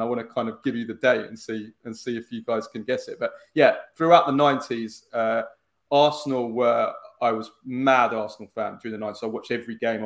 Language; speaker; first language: English; native; English